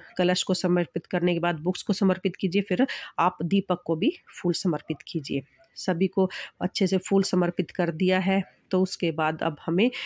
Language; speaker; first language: Hindi; native; Hindi